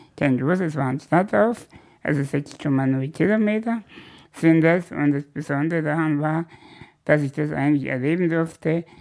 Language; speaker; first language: German; native; German